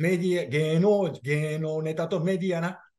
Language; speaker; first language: Japanese; native; Japanese